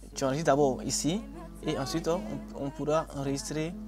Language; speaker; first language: French; non-native, local second language; Akan